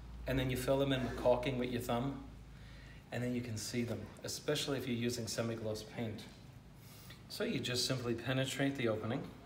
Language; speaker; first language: English; native; English